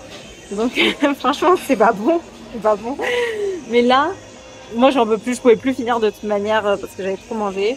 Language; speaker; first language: French; native; French